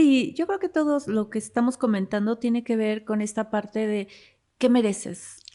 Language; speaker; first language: Spanish; native; Spanish